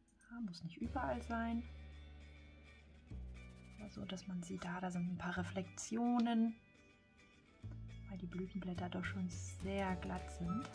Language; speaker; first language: German; native; German